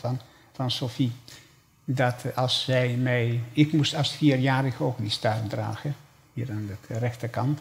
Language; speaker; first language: Dutch; non-native, fluent; Polish